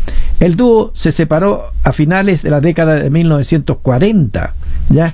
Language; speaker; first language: Spanish; native; Spanish